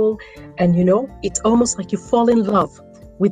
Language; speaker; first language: English; non-native, local second language; Acoli